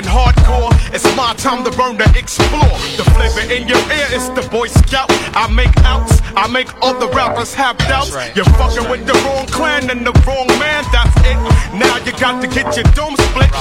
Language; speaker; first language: English; native; English